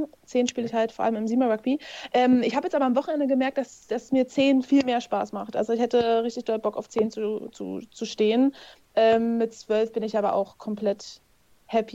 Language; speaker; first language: German; native; German